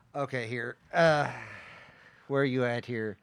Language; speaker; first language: English; native; English